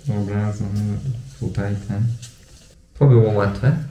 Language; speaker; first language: Polish; non-native, fluent; Turkish